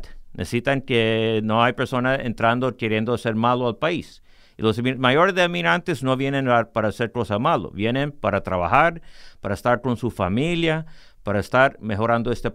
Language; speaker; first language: Spanish; early bilingual, heritage; English